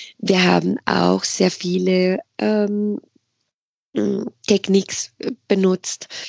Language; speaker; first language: German; non-native, fluent; Spanish